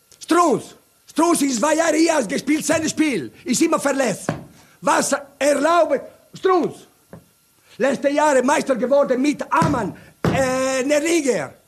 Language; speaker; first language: German; non-native, learner; Italian